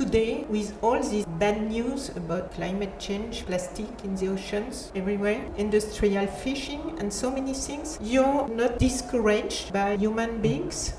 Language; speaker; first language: English; non-native, fluent; French